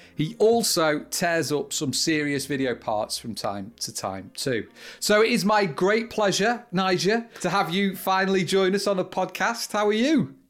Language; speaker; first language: English; native; English